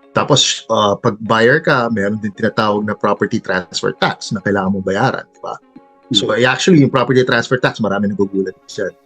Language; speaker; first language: Filipino; native; Filipino